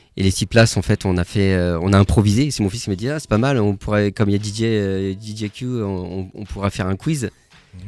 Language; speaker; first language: French; native; French